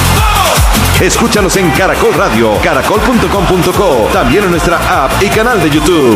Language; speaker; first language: Spanish; native; Spanish